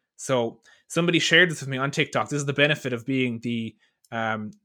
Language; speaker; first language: English; native; English